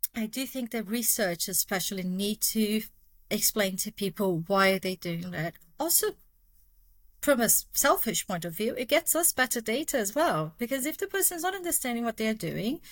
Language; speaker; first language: English; non-native, fluent; Portuguese